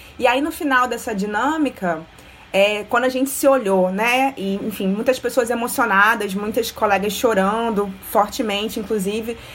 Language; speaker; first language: Portuguese; native; Portuguese